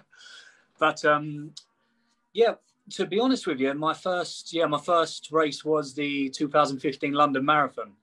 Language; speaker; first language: English; native; English